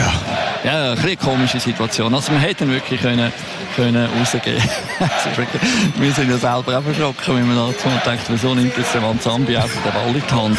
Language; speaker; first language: German; native; German